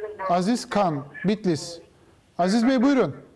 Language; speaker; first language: Turkish; native; Turkish